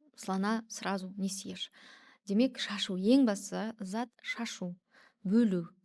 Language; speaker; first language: Russian; non-native, local second language; Kazakh